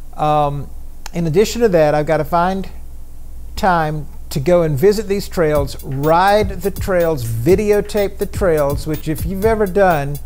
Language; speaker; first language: English; native; English